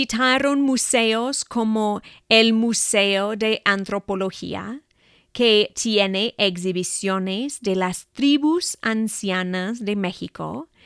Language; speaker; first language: Spanish; non-native, fluent; English